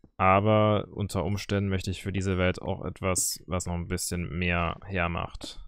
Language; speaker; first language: German; native; German